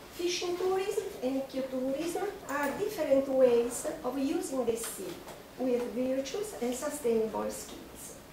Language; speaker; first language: English; non-native, learner; Italian